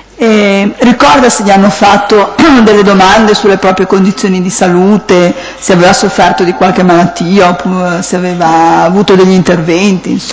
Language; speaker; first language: Italian; native; Italian